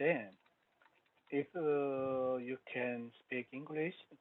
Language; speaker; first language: English; non-native, learner; Korean